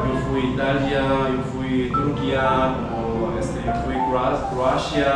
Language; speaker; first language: Spanish; non-native, learner; Korean